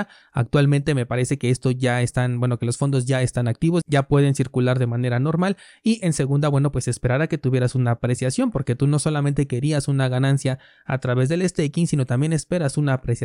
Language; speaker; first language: Spanish; native; Spanish